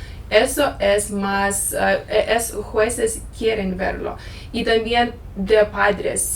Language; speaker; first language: Spanish; non-native, learner; Lithuanian